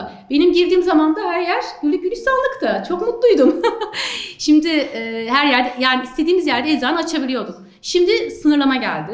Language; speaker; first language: Turkish; native; Turkish